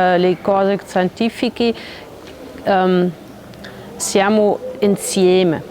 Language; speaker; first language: Italian; non-native, learner; German